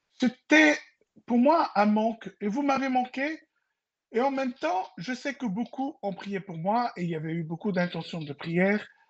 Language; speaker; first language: French; non-native, local second language; Arabic